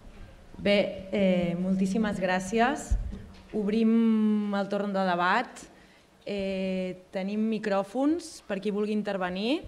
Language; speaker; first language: Catalan; native; Catalan